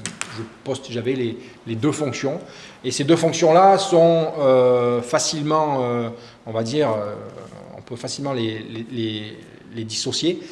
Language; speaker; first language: French; native; French